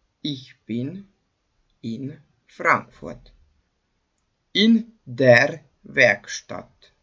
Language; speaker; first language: German; non-native, fluent; Hungarian